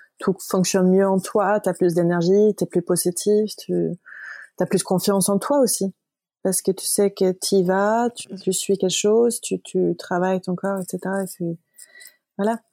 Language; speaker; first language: French; non-native, fluent; Swedish